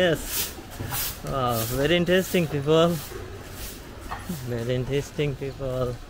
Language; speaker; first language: English; non-native, learner; Bangla